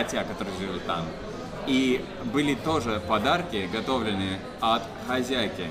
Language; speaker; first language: Russian; non-native, fluent; English